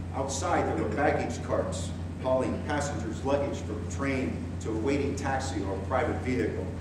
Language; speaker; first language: English; native; English